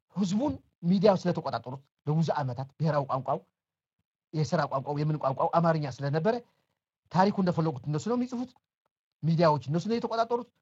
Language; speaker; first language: Amharic; non-native, local second language; Tigrinya